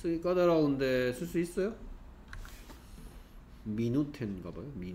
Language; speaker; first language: Korean; native; Korean